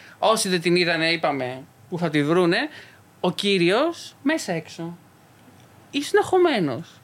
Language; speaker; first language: Greek; native; Greek